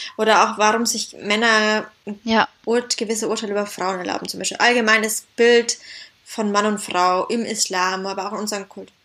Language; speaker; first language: German; native; German